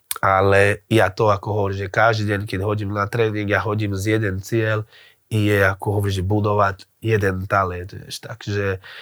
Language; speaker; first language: Slovak; non-native, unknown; Portuguese